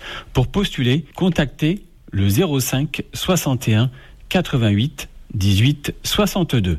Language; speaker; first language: French; native; French